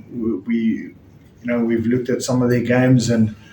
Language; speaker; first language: English; non-native, local second language; Afrikaans